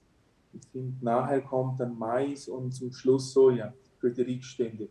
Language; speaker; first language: German; early bilingual, heritage; German